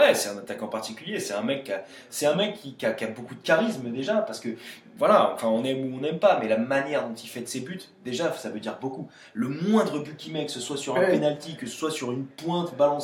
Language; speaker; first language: French; native; French